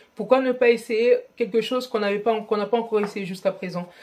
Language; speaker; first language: French; non-native, local second language; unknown